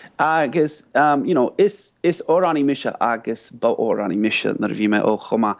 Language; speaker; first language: Irish; non-native, fluent; English